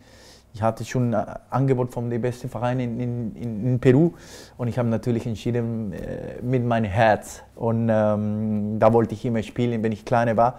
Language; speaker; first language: German; non-native, fluent; Spanish